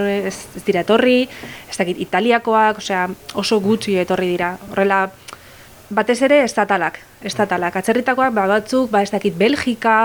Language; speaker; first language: Basque; non-native, local second language; Spanish